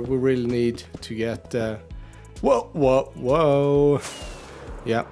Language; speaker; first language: English; native; English